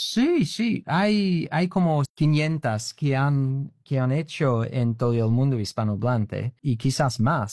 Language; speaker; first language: Spanish; non-native, fluent; English